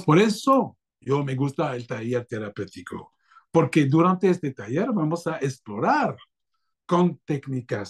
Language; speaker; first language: Spanish; non-native, fluent; French